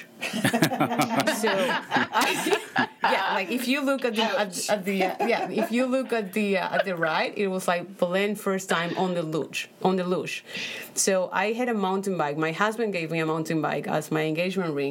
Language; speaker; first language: English; non-native, fluent; Spanish